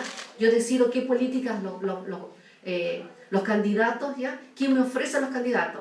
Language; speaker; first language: Spanish; native; Spanish